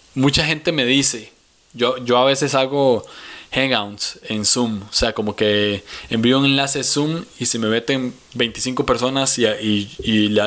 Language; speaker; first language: Spanish; native; Spanish